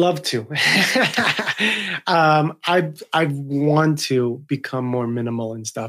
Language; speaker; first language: English; early bilingual, other home language; Spanish